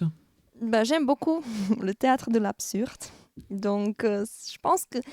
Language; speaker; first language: French; non-native, fluent; Slovak